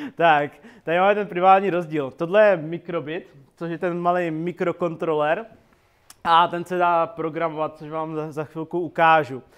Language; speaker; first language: Czech; native; Czech